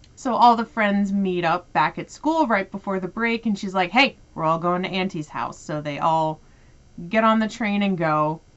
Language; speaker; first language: English; native; English